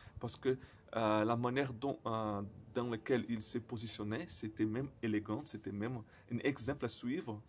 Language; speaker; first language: French; non-native, fluent; Portuguese